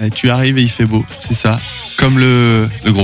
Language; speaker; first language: French; native; French